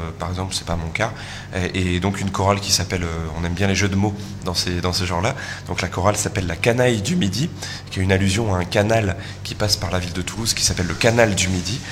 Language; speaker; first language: French; native; French